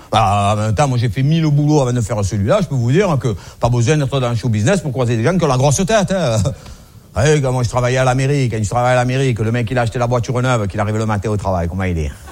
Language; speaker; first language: French; native; French